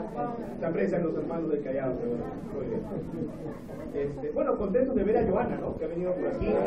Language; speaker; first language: Spanish; native; Spanish